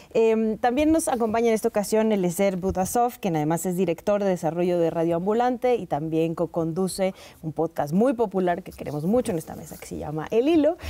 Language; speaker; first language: Spanish; native; Spanish